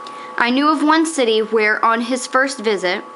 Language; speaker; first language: English; native; English